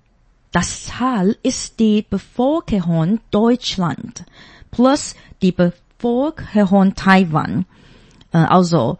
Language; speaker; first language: German; non-native, fluent; Chinese